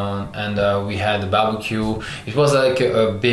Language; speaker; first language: English; non-native, learner; French